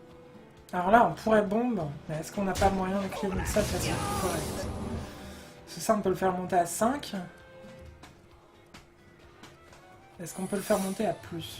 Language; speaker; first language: French; native; French